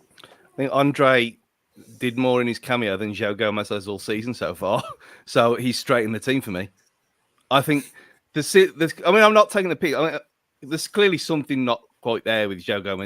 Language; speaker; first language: English; native; English